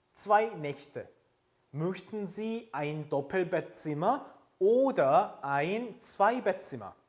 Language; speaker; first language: German; non-native, fluent; Korean